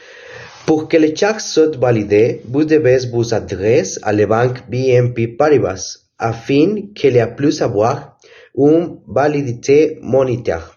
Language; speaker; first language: French; non-native, learner; Spanish